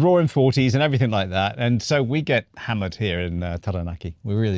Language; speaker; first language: English; native; English